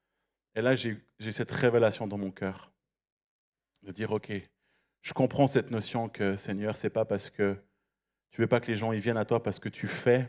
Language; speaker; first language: French; native; French